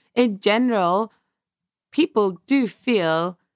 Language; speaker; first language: English; non-native, fluent; Swedish